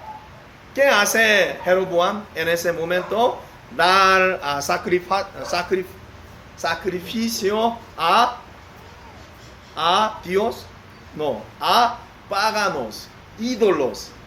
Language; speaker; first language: Spanish; non-native, learner; Korean